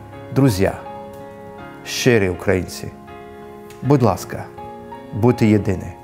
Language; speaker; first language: Ukrainian; non-native, local second language; Russian